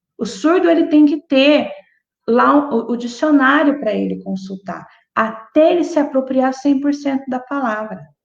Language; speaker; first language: Portuguese; native; Portuguese